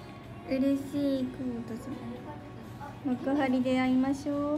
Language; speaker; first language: Japanese; native; Japanese